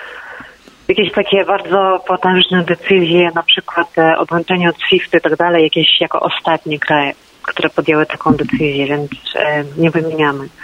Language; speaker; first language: Polish; non-native, fluent; Ukrainian